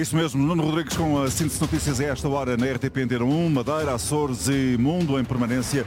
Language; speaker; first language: Portuguese; native; Portuguese